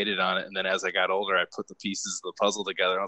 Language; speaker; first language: English; native; English